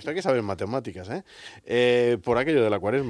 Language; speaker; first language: Spanish; native; Spanish